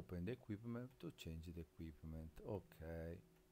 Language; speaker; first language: English; non-native, learner; Italian